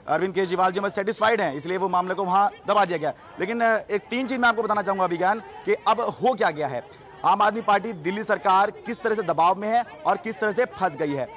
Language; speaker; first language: Hindi; native; Hindi